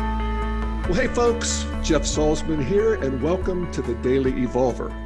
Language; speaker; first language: English; native; English